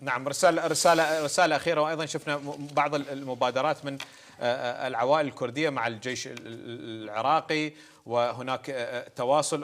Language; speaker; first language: Arabic; native; Arabic